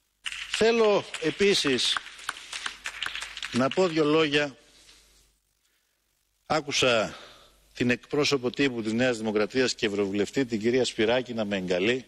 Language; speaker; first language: Greek; native; Greek